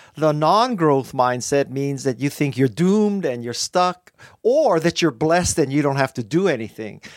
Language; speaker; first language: English; native; English